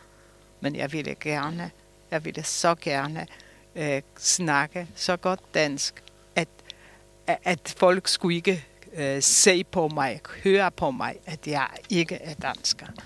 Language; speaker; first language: Danish; non-native, fluent; Polish